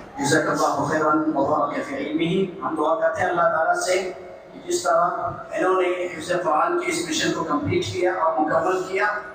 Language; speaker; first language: Urdu; native; Urdu